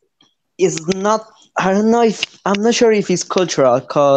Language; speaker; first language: English; non-native, learner; Spanish